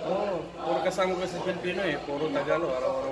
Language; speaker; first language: Filipino; non-native, learner; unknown